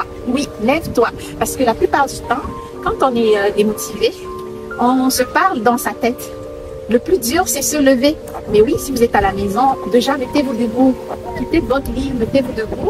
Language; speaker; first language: French; native; French